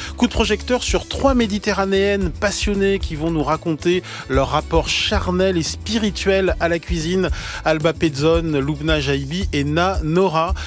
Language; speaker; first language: French; native; French